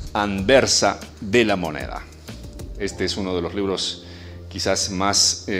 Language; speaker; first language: Spanish; native; Spanish